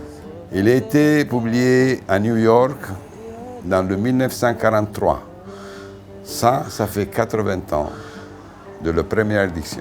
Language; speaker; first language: French; non-native, fluent; Italian